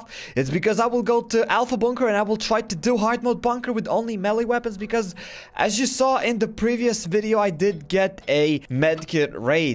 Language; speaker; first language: English; non-native, fluent; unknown